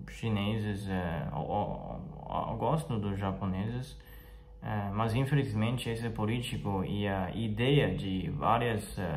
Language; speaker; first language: Portuguese; non-native, fluent; Chinese